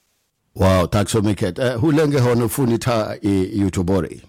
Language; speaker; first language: Swedish; non-native, fluent; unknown